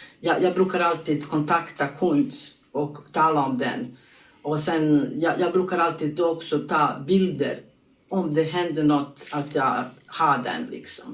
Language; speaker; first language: Swedish; non-native, learner; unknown